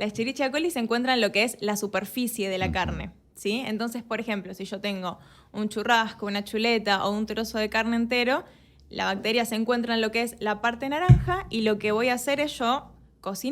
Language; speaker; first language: Spanish; native; Spanish